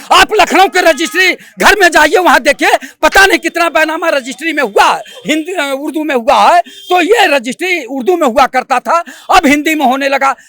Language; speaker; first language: Hindi; native; Hindi